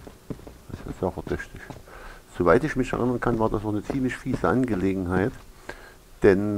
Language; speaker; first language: German; native; German